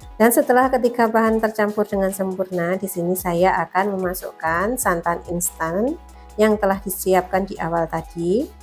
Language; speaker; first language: Indonesian; native; Indonesian